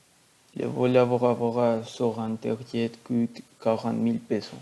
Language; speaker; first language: French; non-native, learner; Spanish